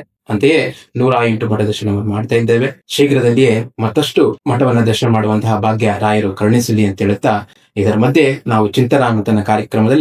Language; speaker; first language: Kannada; native; Kannada